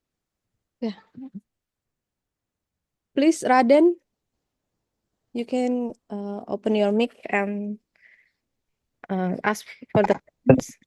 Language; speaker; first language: English; non-native, fluent; Indonesian